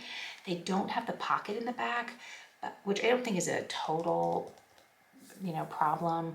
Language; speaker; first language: English; native; English